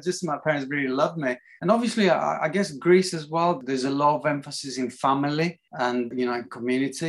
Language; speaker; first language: English; non-native, fluent; Greek